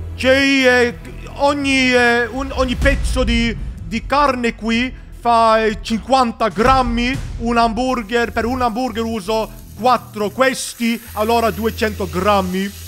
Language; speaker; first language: Italian; non-native, learner; Swedish